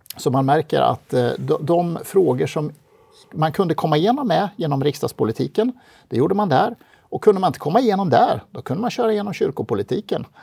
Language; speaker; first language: Swedish; native; Swedish